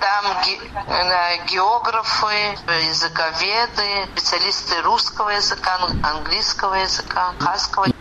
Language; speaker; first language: Russian; non-native, local second language; Abkhazian